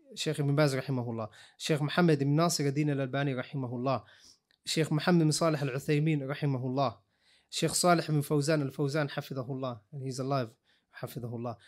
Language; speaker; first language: English; native; English